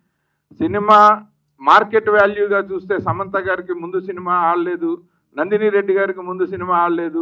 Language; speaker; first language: Telugu; native; Telugu